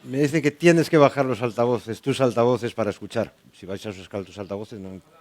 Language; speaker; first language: Spanish; non-native, local second language; Galician